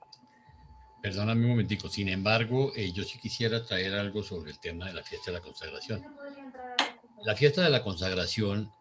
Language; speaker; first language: Spanish; native; Spanish